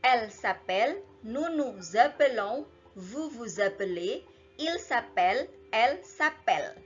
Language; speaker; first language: French; non-native, fluent; Indonesian